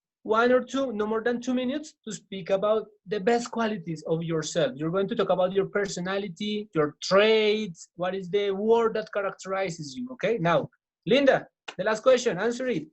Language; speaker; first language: English; non-native, fluent; Spanish